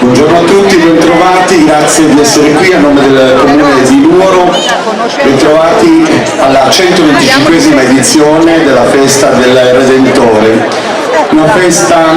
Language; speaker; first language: Italian; native; Italian